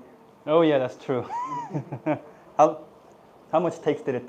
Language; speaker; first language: English; non-native, fluent; Korean